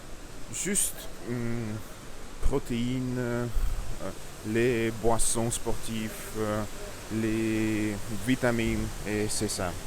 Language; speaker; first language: French; non-native, learner; Russian